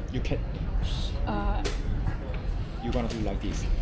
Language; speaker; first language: English; non-native, learner; Korean